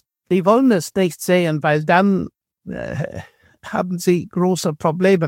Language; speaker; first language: German; non-native, fluent; English